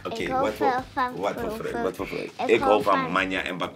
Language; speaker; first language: Dutch; native; Dutch